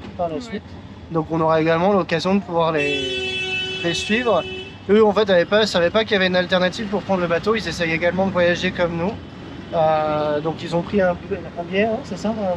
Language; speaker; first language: French; native; French